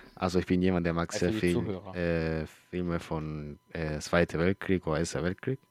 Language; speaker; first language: German; early bilingual, other home language; Spanish